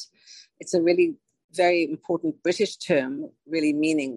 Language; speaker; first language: English; native; English